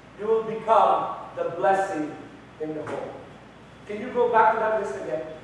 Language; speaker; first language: English; non-native, local second language; Filipino